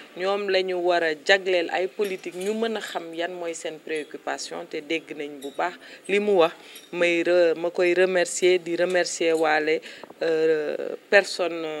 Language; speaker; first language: Wolof; native; Wolof